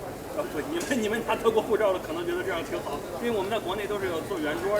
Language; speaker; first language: Chinese; native; Chinese